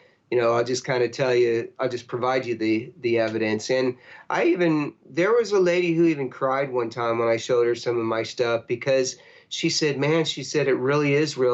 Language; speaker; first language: English; native; English